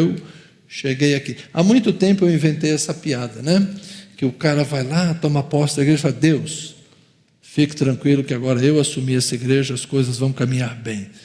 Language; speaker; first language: Portuguese; native; Portuguese